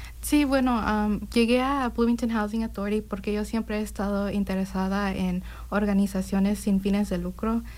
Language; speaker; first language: Spanish; early bilingual, heritage; Spanish